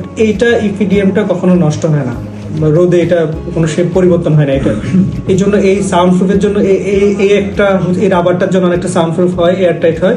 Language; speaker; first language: Bangla; native; Bangla